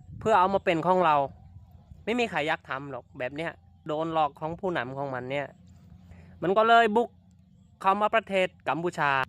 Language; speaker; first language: Thai; non-native, fluent; Khmer